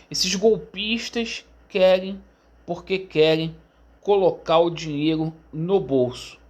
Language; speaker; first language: Portuguese; native; Portuguese